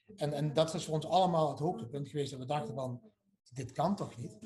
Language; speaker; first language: Dutch; native; Dutch